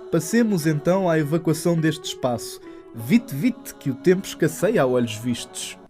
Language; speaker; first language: Portuguese; native; Portuguese